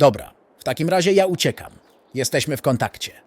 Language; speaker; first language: Polish; native; Polish